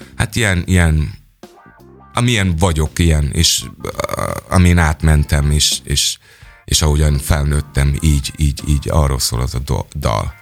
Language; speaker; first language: Hungarian; non-native, fluent; English